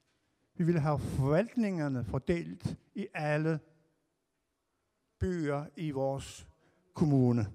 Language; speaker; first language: Danish; non-native, local second language; Kalaallisut